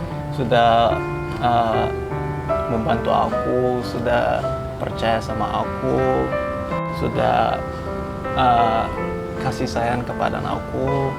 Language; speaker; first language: Indonesian; non-native, fluent; Hausa